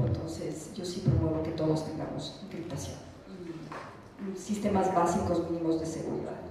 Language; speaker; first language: Spanish; native; Spanish